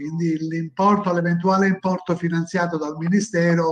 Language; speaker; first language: Italian; native; Italian